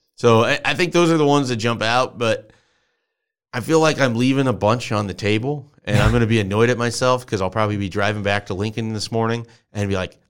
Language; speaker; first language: English; native; English